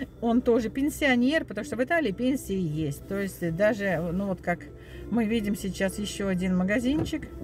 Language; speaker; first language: Russian; native; Russian